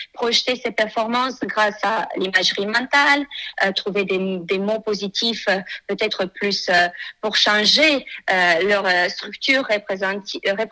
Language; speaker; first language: French; non-native, fluent; Romanian